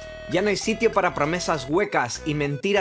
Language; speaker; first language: Spanish; native; Spanish